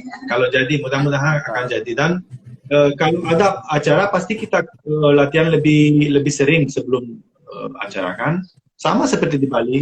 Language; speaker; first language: Indonesian; non-native, fluent; Romanian